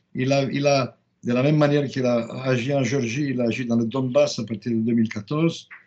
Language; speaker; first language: French; non-native, fluent; Romanian